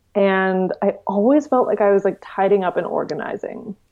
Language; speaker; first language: English; native; English